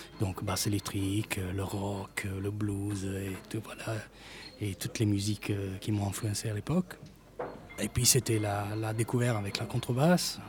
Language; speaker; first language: French; non-native, fluent; Italian